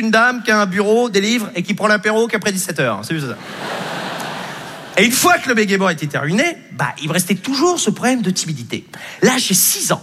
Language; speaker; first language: French; native; French